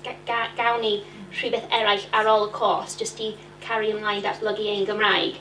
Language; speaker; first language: Welsh; non-native, learner; English